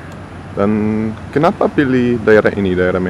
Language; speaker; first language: Indonesian; non-native, fluent; English